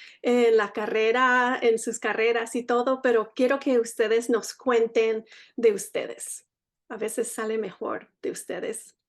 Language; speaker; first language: Spanish; early bilingual, heritage; Spanish